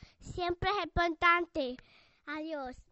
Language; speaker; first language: Spanish; early bilingual, heritage; Spanish